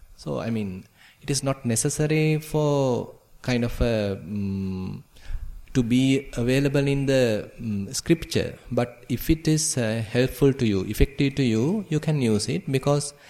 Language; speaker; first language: English; non-native, local second language; Sinhala